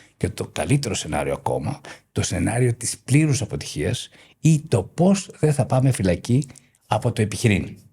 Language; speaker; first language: Greek; native; Greek